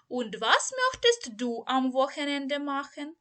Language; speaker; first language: German; non-native, learner; Ukrainian